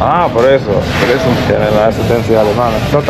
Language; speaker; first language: Spanish; non-native, fluent; English